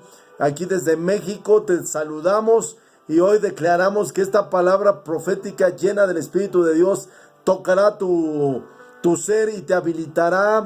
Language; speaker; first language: Spanish; native; Spanish